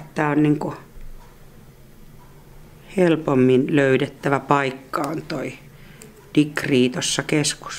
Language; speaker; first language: Finnish; native; Finnish